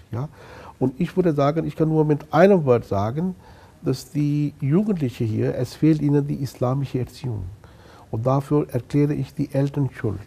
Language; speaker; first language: German; non-native, fluent; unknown